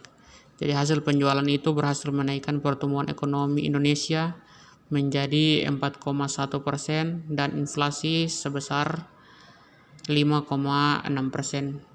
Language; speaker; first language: Indonesian; native; Indonesian